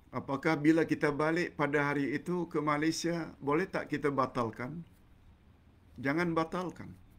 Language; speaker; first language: Malay; native; Malay